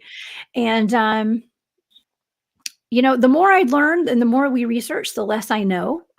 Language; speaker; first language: English; native; English